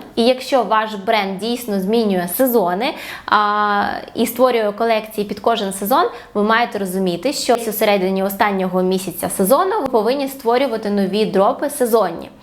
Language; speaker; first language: Ukrainian; non-native, local second language; Russian